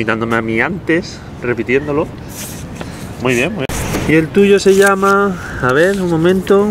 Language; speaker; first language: Spanish; native; Spanish